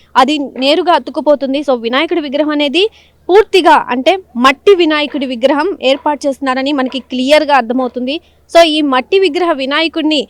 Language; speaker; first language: Telugu; native; Telugu